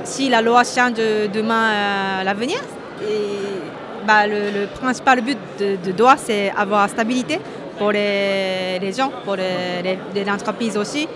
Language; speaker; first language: French; non-native, fluent; Japanese